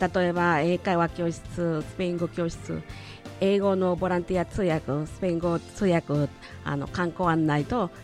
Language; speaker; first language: Japanese; non-native, fluent; Spanish